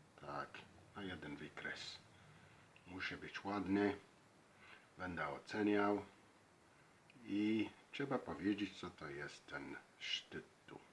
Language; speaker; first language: Polish; non-native, learner; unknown